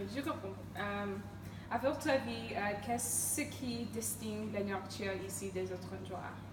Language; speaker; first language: French; non-native, learner; English